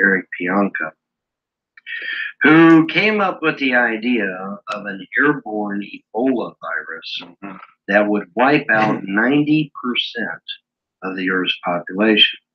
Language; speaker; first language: English; native; English